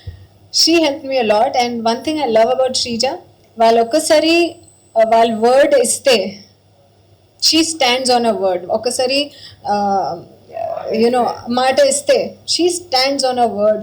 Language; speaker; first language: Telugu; non-native, learner; Hindi